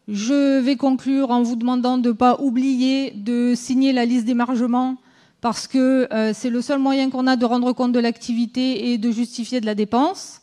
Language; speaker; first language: French; native; French